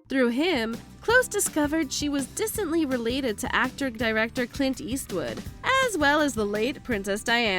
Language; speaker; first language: English; native; English